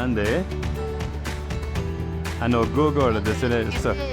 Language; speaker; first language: Japanese; non-native, learner; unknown